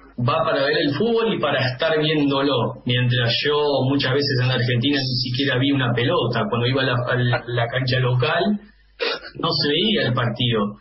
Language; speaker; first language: Spanish; non-native, fluent; Dutch